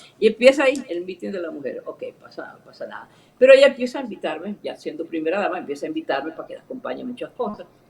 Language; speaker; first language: Spanish; early bilingual, other home language; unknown